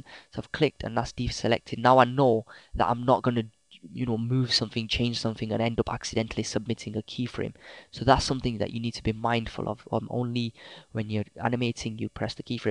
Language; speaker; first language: English; native; English